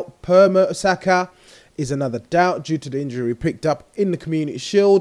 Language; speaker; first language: English; native; English